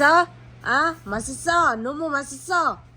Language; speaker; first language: Korean; non-native, local second language; Filipino